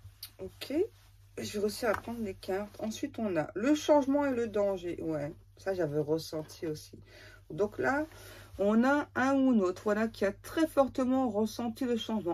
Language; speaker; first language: French; native; French